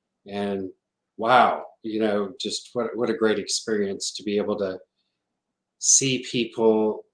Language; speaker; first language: English; native; English